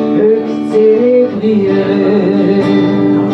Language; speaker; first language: German; native; German